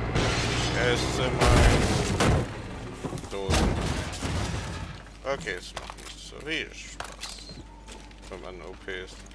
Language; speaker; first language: German; non-native, learner; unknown